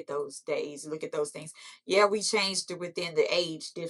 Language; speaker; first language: English; native; English